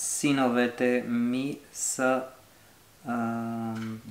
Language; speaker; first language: Bulgarian; non-native, learner; French